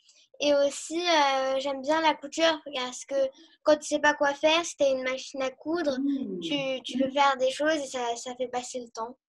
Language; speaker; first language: French; early bilingual, heritage; French